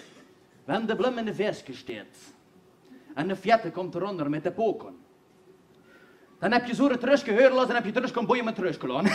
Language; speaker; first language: Dutch; native; Dutch